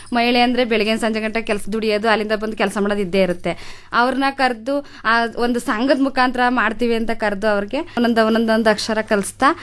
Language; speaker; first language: Kannada; native; Kannada